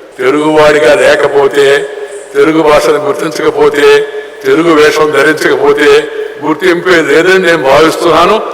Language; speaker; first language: Telugu; native; Telugu